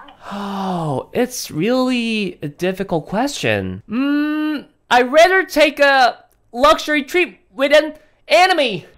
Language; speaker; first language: English; non-native, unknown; Korean